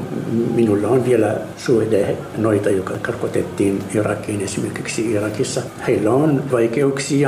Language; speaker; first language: Finnish; non-native, fluent; Arabic